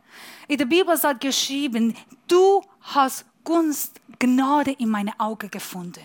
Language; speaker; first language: German; non-native, fluent; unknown